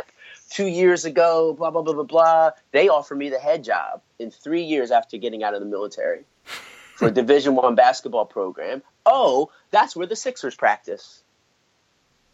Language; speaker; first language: English; native; English